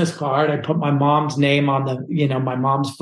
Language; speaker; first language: English; native; English